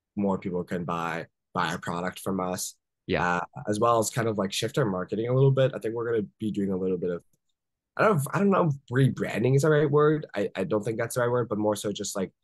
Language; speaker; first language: English; native; English